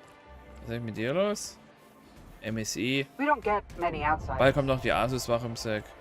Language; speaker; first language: German; native; German